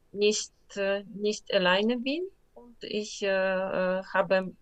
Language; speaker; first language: German; non-native, learner; Ukrainian